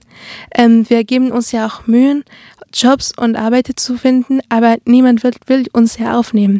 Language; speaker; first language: German; early bilingual, other home language; Arabic